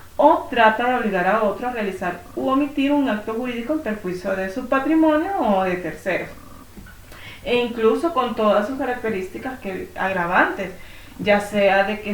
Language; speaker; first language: Spanish; native; Spanish